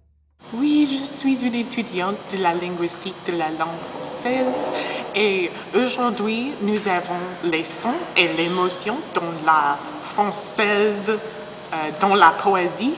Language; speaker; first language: French; non-native, learner; English